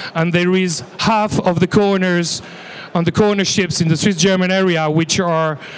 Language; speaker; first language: English; non-native, fluent; French